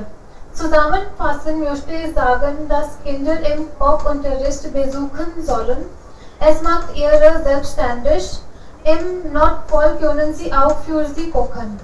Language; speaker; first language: German; non-native, learner; Hindi